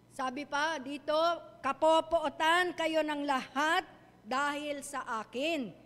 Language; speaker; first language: Filipino; non-native, local second language; Chavacano